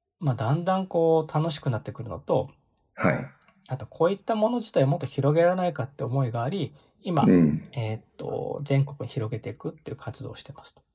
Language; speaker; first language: Japanese; native; Japanese